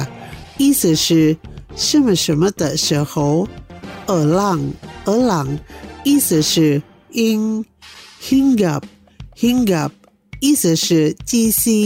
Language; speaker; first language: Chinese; early bilingual, heritage; Chinese